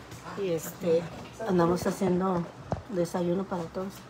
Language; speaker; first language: Spanish; native; Spanish